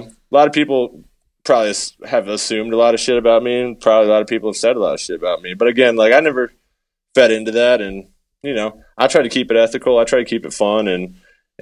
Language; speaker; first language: English; native; English